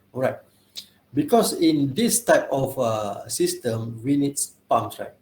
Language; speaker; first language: English; non-native, local second language; Malay